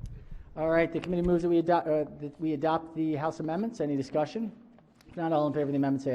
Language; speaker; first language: English; native; English